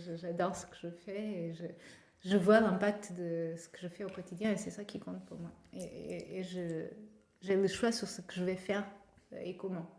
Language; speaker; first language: French; non-native, fluent; Portuguese